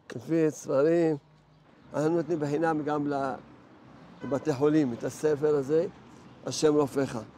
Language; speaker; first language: Hebrew; early bilingual, other home language; Arabic